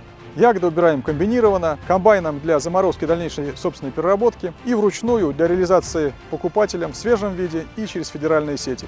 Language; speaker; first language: Russian; native; Russian